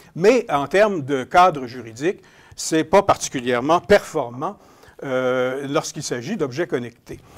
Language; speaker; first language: French; native; French